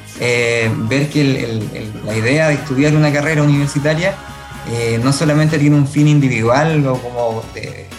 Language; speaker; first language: Spanish; native; Spanish